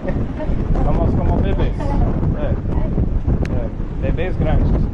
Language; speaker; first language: Portuguese; non-native, learner; English